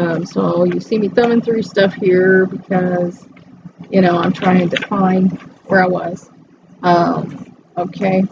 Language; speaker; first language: English; native; English